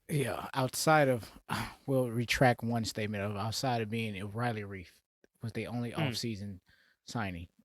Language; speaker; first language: English; native; English